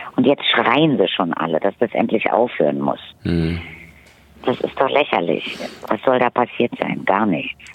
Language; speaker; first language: German; native; German